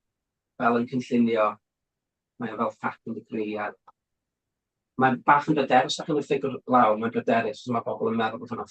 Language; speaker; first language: Welsh; native; Welsh